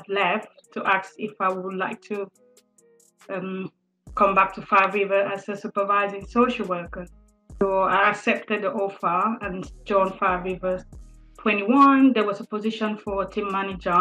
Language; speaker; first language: English; non-native, local second language; French